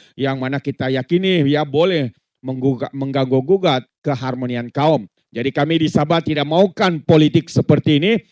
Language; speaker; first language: Malay; native; Malay